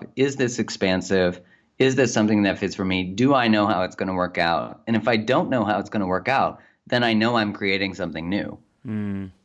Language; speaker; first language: English; native; English